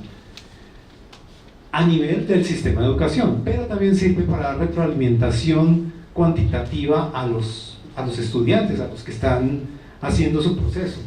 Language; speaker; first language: Spanish; native; Spanish